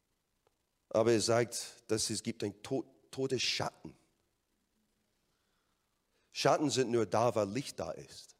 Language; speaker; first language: German; non-native, fluent; English